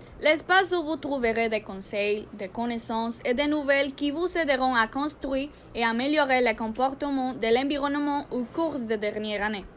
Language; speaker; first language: French; non-native, learner; Spanish